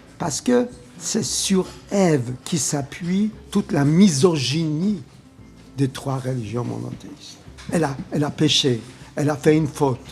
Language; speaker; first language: French; non-native, fluent; Polish